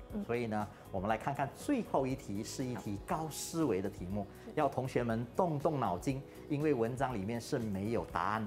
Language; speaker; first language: Chinese; native; Chinese